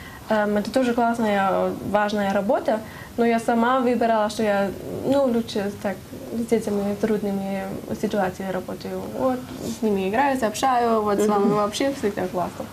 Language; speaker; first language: Russian; non-native, learner; German